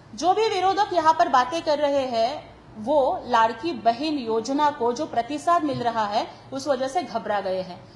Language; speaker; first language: Hindi; non-native, local second language; Marathi